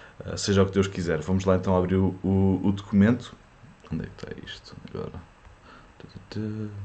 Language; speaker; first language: Portuguese; early bilingual, other home language; French